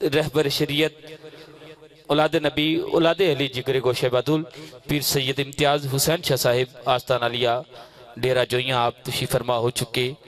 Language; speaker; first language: Urdu; non-native, local second language; Punjabi